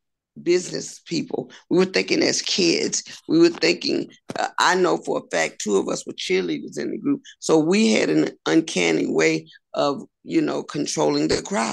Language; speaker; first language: English; native; English